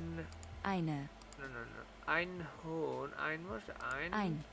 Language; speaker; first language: German; non-native, learner; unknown